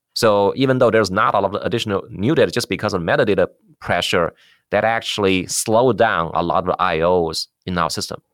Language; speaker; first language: English; non-native, fluent; Chinese